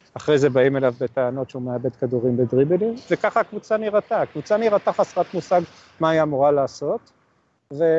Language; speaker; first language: Hebrew; native; Hebrew